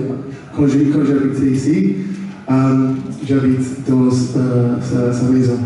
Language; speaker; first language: French; non-native, learner; English